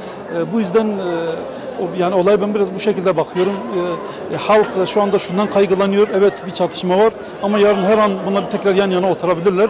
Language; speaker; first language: Turkish; native; Turkish